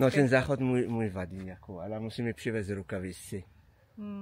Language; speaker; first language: Czech; non-native, learner; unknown